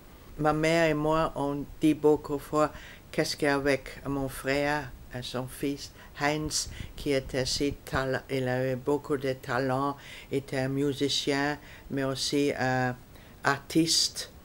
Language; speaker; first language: French; non-native, fluent; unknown